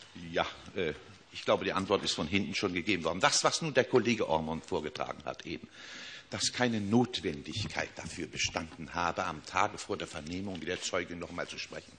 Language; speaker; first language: German; native; German